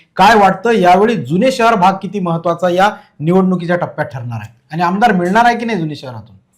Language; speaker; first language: Marathi; native; Marathi